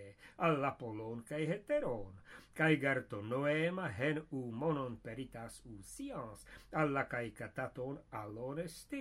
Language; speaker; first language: Greek; non-native, fluent; English